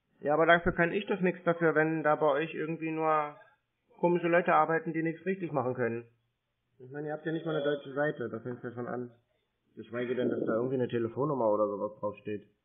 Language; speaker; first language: German; native; German